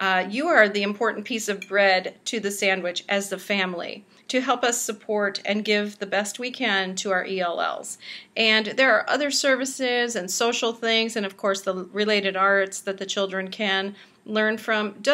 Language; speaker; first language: English; native; English